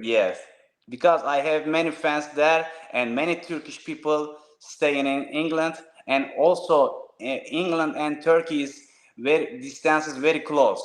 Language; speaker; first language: English; non-native, learner; Turkish